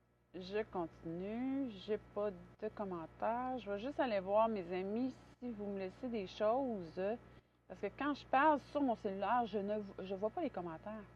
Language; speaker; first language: French; native; French